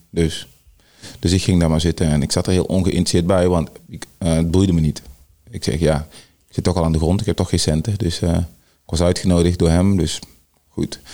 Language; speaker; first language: Dutch; early bilingual, other home language; Sranan Tongo